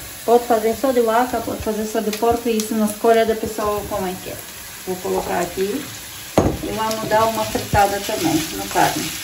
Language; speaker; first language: Portuguese; non-native, fluent; Ukrainian